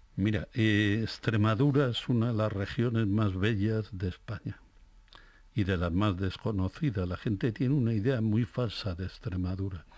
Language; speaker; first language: Spanish; native; Spanish